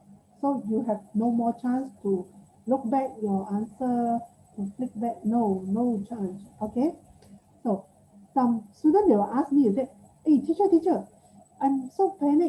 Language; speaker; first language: English; non-native, local second language; Chinese